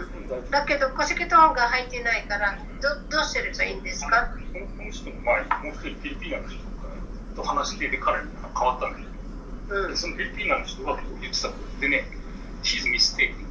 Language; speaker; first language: Japanese; native; Japanese